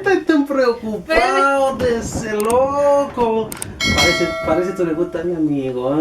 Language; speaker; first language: Spanish; non-native, learner; Haitian Creole